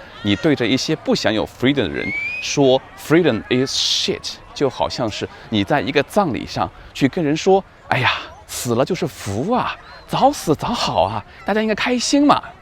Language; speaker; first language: Chinese; native; Chinese